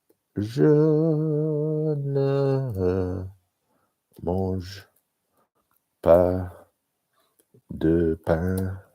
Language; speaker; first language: French; non-native, learner; English